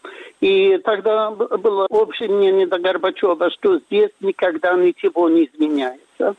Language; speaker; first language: Russian; non-native, fluent; Swedish